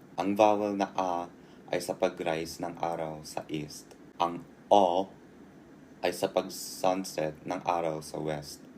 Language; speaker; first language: Filipino; early bilingual, heritage; Korean